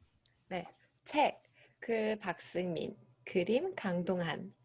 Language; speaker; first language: Korean; native; Korean